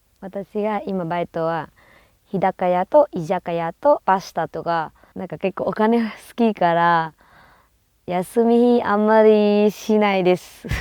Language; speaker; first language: Japanese; non-native, learner; Vietnamese